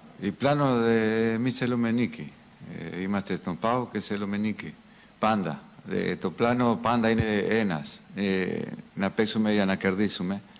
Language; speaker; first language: Greek; non-native, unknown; Spanish